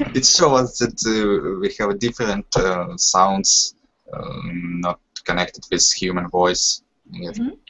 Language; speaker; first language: English; non-native, learner; Russian